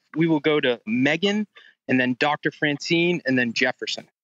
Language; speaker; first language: English; native; English